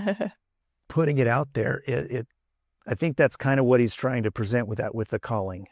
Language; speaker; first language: English; native; English